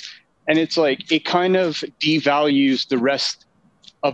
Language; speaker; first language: English; native; English